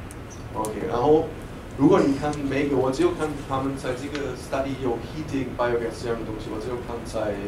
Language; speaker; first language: Chinese; non-native, fluent; German